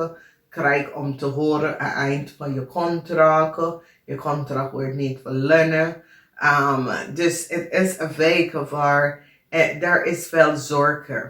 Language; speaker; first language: Dutch; non-native, learner; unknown